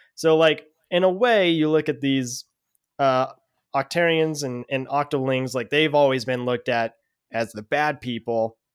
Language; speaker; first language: English; native; English